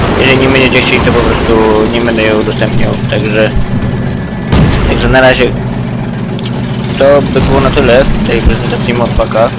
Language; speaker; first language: Polish; native; Polish